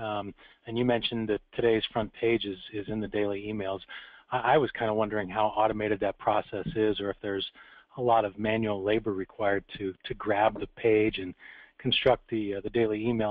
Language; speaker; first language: English; native; English